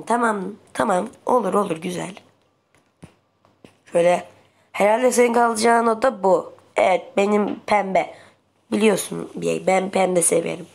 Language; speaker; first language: Turkish; native; Turkish